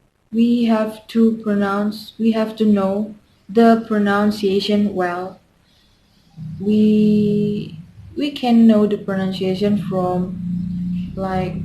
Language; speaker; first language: English; non-native, learner; Indonesian